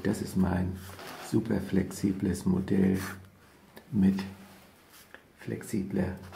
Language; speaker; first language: German; native; German